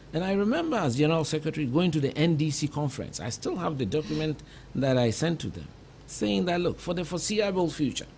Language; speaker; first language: English; non-native, local second language; Akan